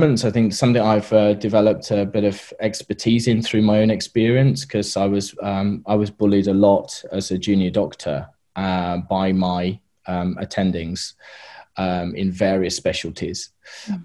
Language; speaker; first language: English; native; English